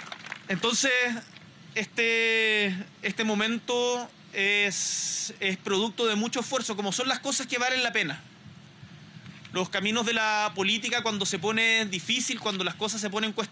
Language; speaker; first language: Spanish; native; Spanish